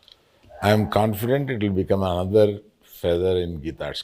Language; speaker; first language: Telugu; native; Telugu